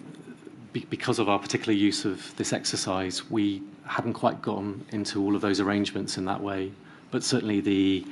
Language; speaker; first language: English; native; English